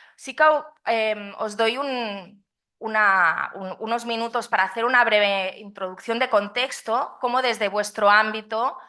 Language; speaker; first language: Spanish; non-native, local second language; Catalan